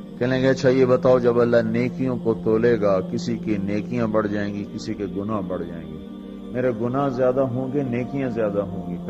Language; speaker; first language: Urdu; non-native, local second language; Punjabi